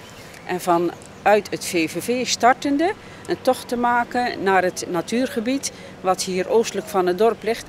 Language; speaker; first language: Dutch; native; Dutch